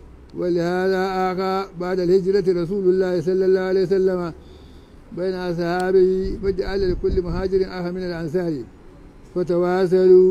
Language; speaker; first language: Arabic; non-native, fluent; Hausa